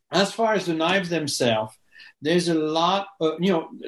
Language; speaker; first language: English; non-native, fluent; French